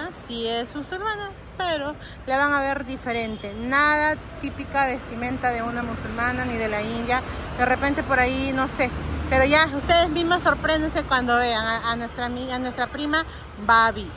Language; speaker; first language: Spanish; native; Spanish